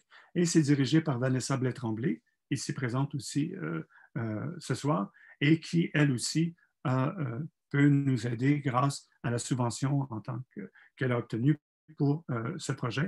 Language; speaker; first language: French; native; French